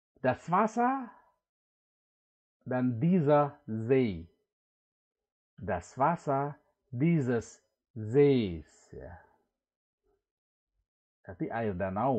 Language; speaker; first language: German; non-native, fluent; Indonesian